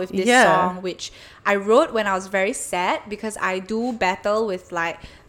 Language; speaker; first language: English; non-native, local second language; Chinese